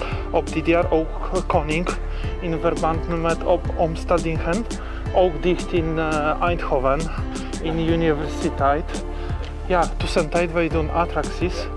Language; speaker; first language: Dutch; non-native, learner; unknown